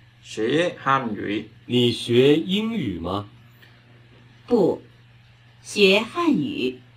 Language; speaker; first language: Chinese; non-native, learner; Vietnamese